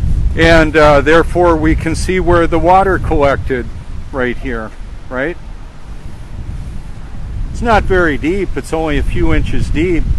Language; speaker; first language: English; native; English